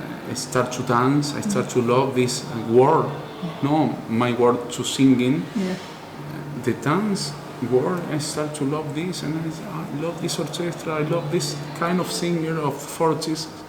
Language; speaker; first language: English; non-native, learner; Spanish